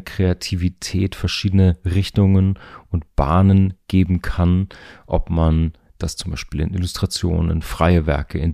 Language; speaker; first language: German; native; German